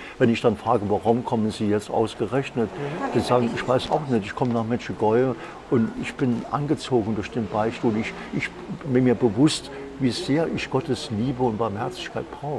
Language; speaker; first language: German; native; German